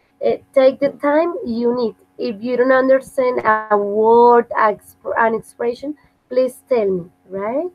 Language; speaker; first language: English; non-native, fluent; Spanish